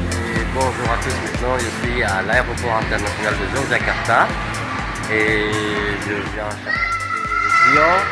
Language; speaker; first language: French; non-native, fluent; Indonesian